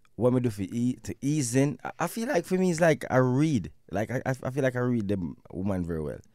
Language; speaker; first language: English; non-native, local second language; Jamaican Creole English